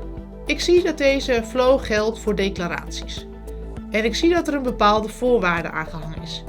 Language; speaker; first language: Dutch; native; Dutch